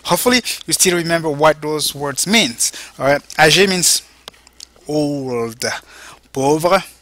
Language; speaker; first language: English; non-native, fluent; French